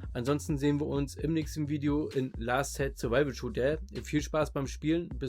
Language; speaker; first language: German; native; German